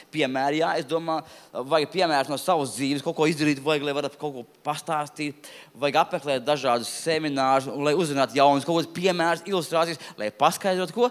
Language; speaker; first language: Latvian; non-native, local second language; Russian